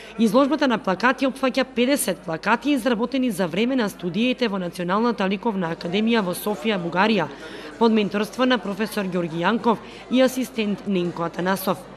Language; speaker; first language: Macedonian; native; Macedonian